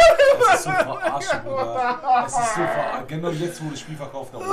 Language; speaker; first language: German; early bilingual, other home language; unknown